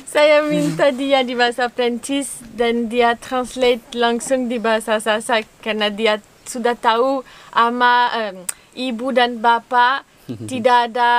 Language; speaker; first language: Indonesian; non-native, learner; French